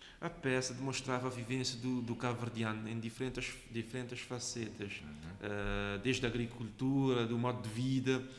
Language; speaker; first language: Portuguese; non-native, local second language; Kabuverdianu